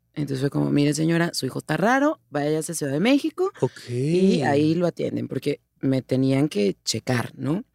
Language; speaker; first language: Spanish; native; Spanish